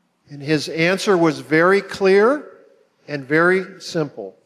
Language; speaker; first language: English; native; English